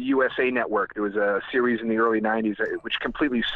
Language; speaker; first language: English; native; English